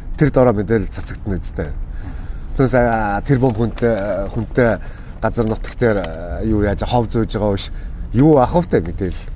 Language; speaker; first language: Mongolian; native; Mongolian